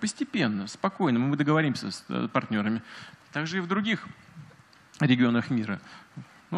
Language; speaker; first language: Russian; native; Russian